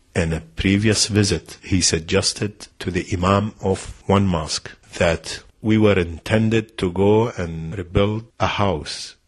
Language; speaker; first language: English; non-native, fluent; Arabic